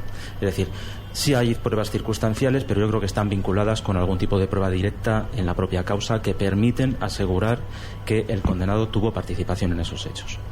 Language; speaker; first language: Spanish; native; Spanish